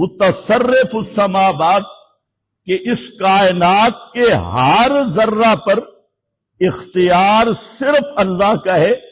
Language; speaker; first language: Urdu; non-native, local second language; Punjabi